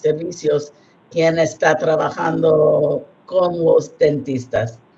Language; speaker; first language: Spanish; non-native, learner; English